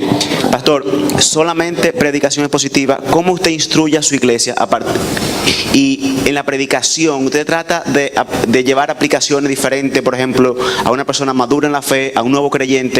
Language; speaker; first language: Spanish; native; Spanish